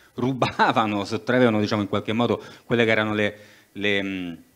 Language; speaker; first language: Italian; native; Italian